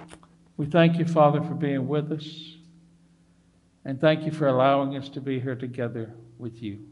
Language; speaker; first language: English; native; English